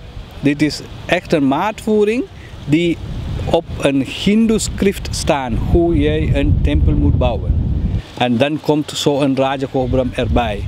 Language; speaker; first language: Dutch; non-native, fluent; Tamil